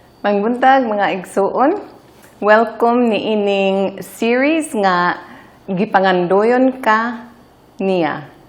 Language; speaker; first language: Cebuano; non-native, fluent; English